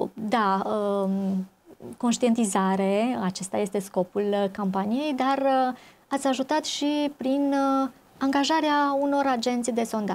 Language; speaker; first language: Romanian; native; Romanian